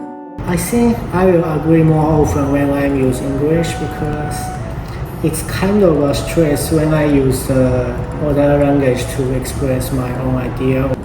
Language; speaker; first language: English; non-native, fluent; Japanese